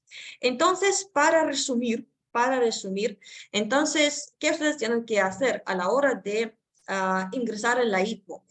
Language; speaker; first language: Spanish; non-native, fluent; Russian